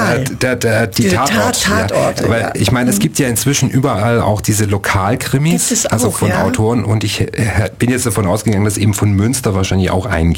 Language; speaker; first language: German; native; German